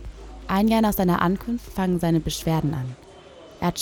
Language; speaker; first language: German; native; German